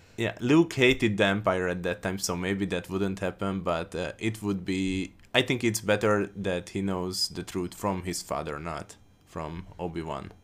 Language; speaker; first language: English; non-native, fluent; Hungarian